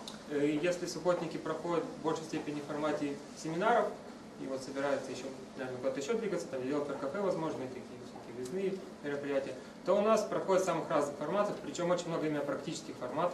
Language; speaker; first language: Russian; native; Russian